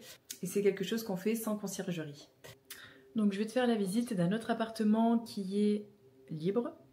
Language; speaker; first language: French; native; French